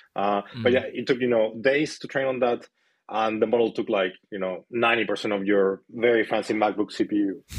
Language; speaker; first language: English; non-native, fluent; Spanish